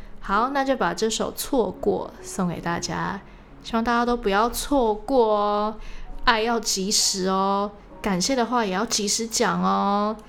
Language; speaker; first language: Chinese; early bilingual, heritage; Chinese